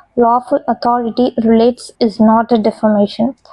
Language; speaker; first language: English; non-native, local second language; Tamil